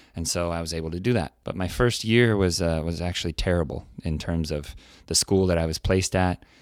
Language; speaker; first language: English; native; English